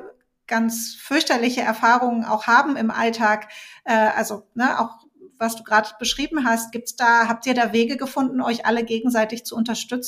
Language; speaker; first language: German; native; German